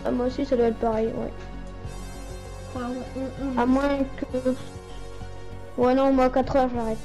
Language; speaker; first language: French; native; French